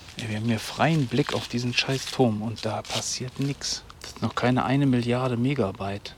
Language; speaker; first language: German; native; German